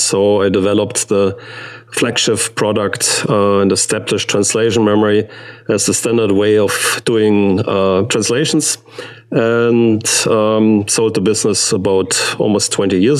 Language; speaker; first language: English; non-native, fluent; German